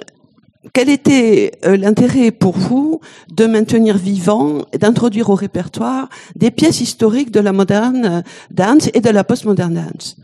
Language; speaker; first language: French; native; French